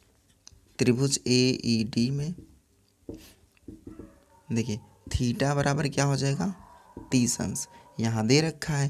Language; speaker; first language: Hindi; native; Hindi